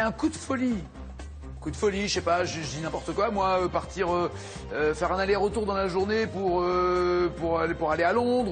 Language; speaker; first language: French; native; French